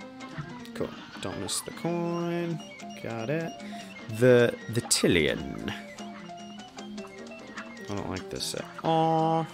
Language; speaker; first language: English; native; English